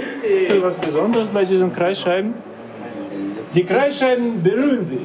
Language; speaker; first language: German; non-native, fluent; Russian